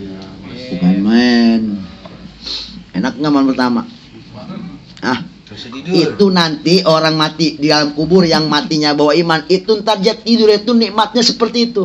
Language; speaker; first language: Indonesian; native; Indonesian